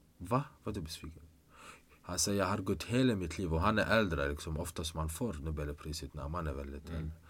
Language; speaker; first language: Swedish; non-native, fluent; Arabic